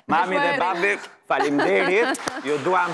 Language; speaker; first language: Albanian; native; Albanian